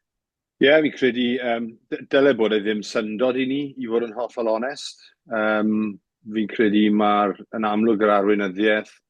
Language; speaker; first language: Welsh; native; Welsh